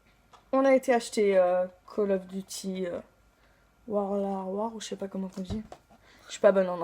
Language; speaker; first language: French; native; French